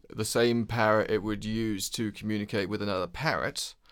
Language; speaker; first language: English; native; English